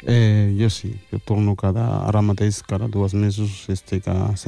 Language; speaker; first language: Catalan; early bilingual, other home language; Wolof